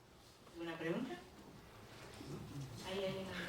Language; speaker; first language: Spanish; native; Spanish